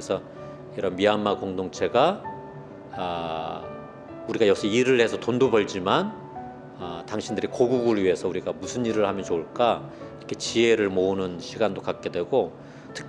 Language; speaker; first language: Korean; native; Korean